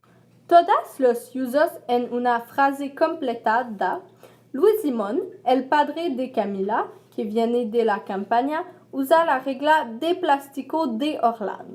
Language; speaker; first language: Spanish; non-native, learner; French